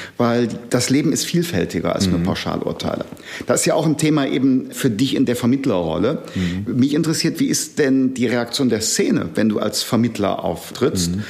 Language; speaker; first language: German; native; German